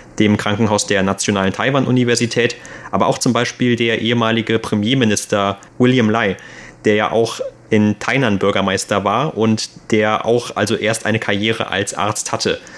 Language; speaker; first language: German; native; German